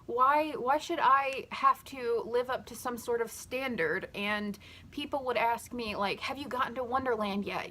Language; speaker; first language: English; native; English